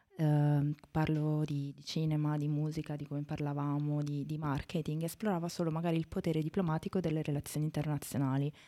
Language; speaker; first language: Italian; native; Italian